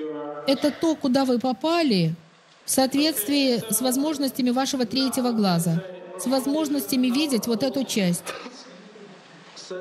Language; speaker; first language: Russian; native; Russian